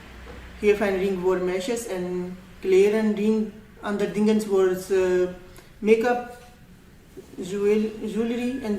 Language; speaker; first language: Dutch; non-native, learner; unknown